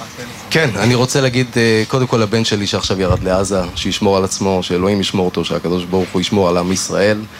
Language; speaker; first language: Hebrew; native; Hebrew